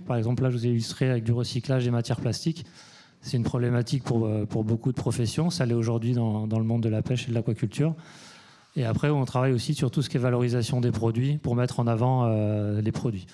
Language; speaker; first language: French; native; French